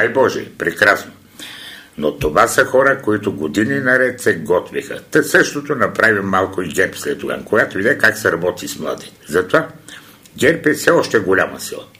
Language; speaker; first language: Bulgarian; non-native, local second language; Turkish